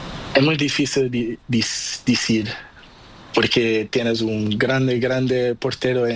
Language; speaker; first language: Spanish; non-native, learner; Portuguese